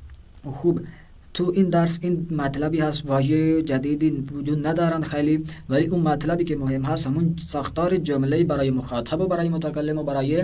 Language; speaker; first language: Persian; non-native, fluent; Urdu